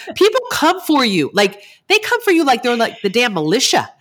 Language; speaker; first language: English; native; English